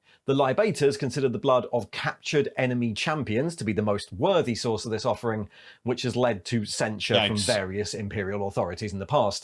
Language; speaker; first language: English; native; English